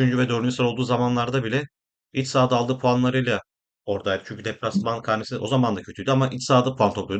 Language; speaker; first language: Turkish; native; Turkish